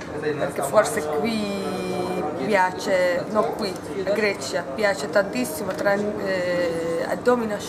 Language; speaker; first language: Italian; non-native, learner; Hungarian